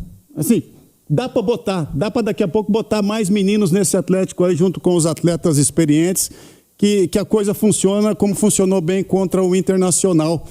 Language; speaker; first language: Portuguese; native; Portuguese